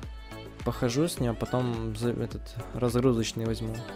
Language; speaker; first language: Russian; native; Russian